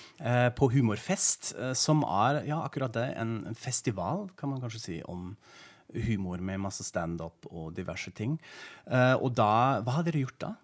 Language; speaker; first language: Norwegian; non-native, fluent; German